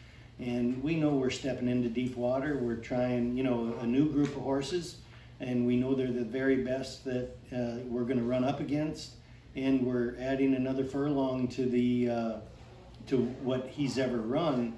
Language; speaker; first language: English; native; English